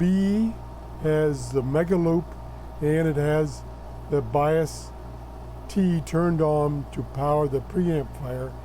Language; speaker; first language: English; native; English